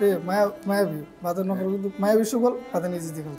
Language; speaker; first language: Arabic; non-native, learner; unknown